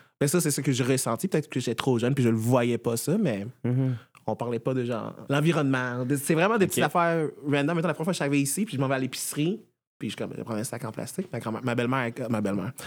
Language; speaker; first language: French; non-native, fluent; Haitian Creole